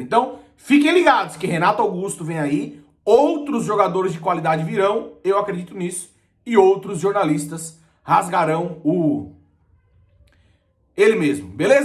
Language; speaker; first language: Portuguese; native; Portuguese